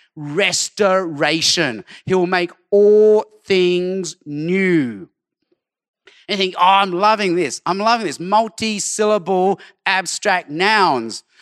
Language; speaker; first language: English; native; English